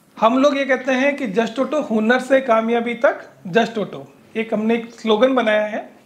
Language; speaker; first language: Hindi; non-native, local second language; Gujarati